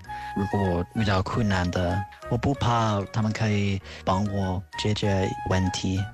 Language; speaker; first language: Chinese; non-native, fluent; English